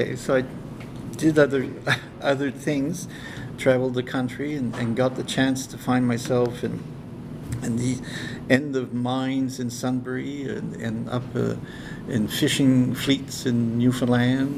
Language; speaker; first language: English; native; English